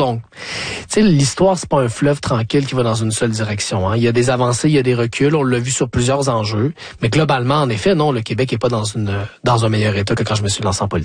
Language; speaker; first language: French; native; French